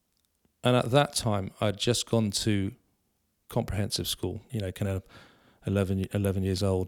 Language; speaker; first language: English; native; English